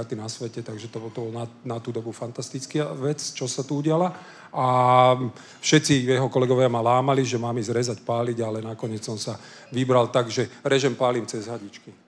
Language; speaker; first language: Slovak; non-native, local second language; Hungarian